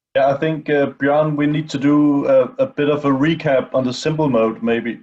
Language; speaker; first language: English; non-native, fluent; Danish